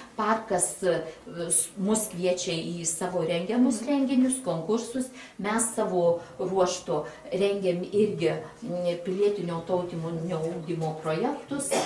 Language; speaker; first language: Lithuanian; native; Lithuanian